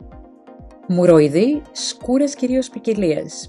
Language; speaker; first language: Greek; native; Greek